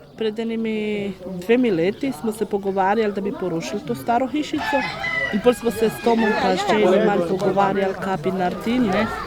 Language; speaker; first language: Slovenian; non-native, local second language; Romany